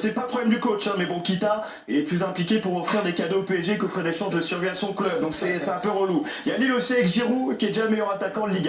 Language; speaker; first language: French; native; French